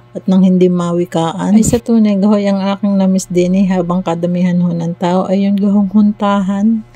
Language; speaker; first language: Filipino; native; Filipino